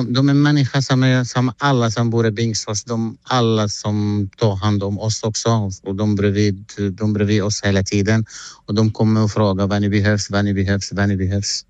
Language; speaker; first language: Swedish; non-native, learner; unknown